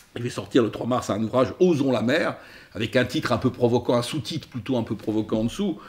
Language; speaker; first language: French; native; French